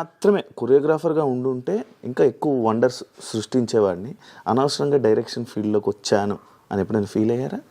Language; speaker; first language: Telugu; native; Telugu